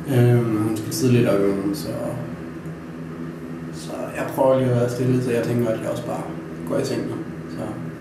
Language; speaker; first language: Danish; native; Danish